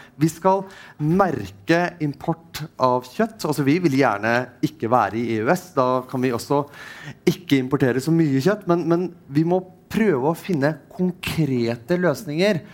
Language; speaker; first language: Norwegian; non-native, fluent; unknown